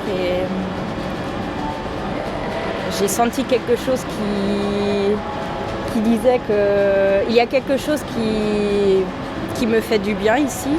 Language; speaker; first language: French; non-native, fluent; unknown